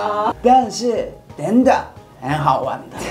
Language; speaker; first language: Chinese; non-native, learner; Japanese